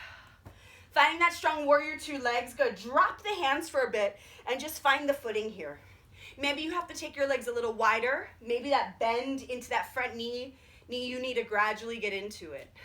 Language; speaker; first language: English; native; English